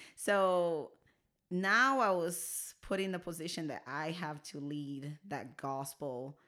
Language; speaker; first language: English; non-native, fluent; Portuguese